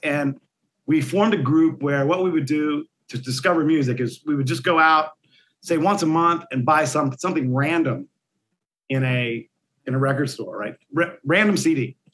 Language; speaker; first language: English; native; English